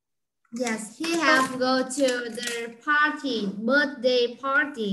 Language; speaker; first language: English; non-native, learner; Vietnamese